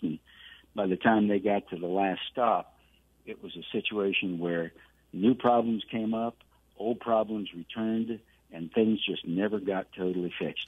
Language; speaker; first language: English; native; English